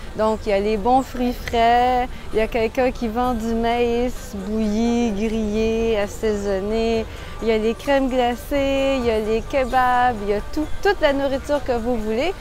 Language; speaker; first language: French; native; French